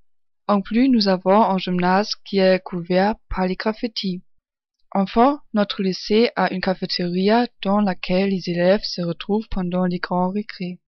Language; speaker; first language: French; non-native, learner; German